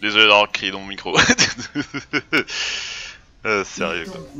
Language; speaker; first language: French; native; French